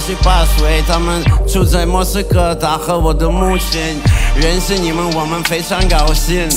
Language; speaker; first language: Chinese; non-native, learner; Russian